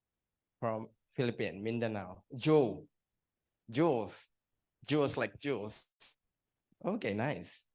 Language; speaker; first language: English; non-native, learner; Indonesian